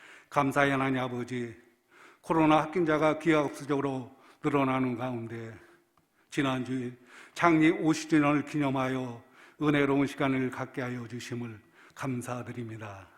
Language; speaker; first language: Korean; native; Korean